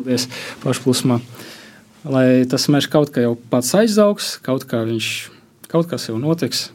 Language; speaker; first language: Latvian; non-native, local second language; Russian